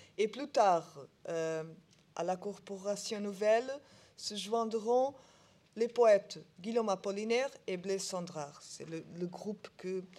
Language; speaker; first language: French; non-native, learner; Portuguese